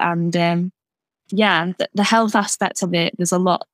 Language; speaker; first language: English; native; English